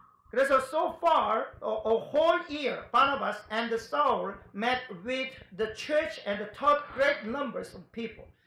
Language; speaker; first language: English; non-native, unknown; Korean